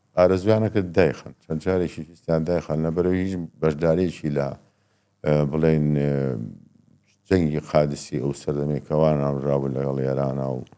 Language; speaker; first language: Central Kurdish; native; Central Kurdish